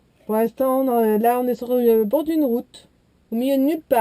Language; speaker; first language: French; native; French